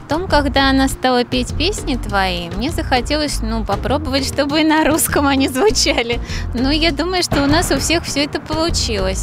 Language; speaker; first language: Russian; native; Russian